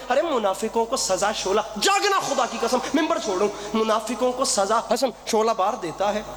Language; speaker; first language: Urdu; non-native, local second language; Punjabi